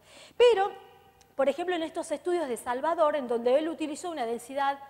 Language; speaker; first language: Spanish; native; Spanish